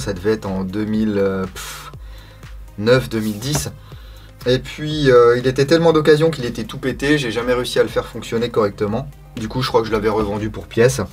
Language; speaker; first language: French; native; French